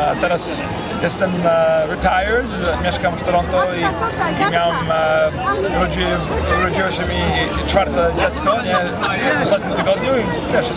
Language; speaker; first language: Polish; early bilingual, heritage; Polish